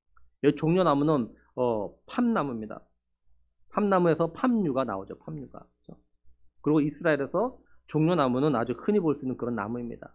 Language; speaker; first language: Korean; native; Korean